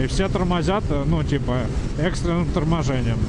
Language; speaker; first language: Russian; native; Russian